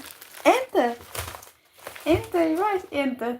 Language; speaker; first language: German; non-native, learner; Tigrinya